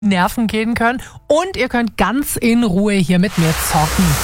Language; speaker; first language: German; native; German